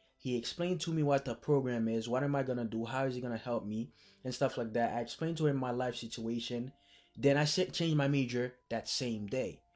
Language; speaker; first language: English; early bilingual, other home language; Haitian Creole